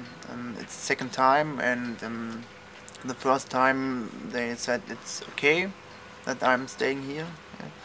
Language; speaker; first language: English; non-native, learner; German